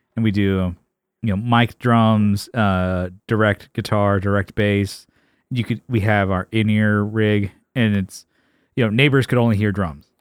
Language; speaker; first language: English; native; English